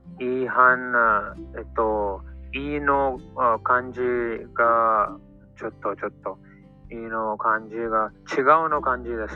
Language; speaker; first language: Japanese; non-native, learner; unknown